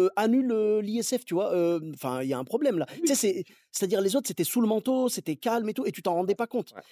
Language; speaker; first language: French; native; French